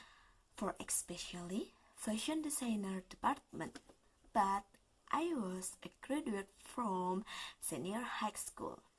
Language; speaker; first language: English; non-native, learner; Indonesian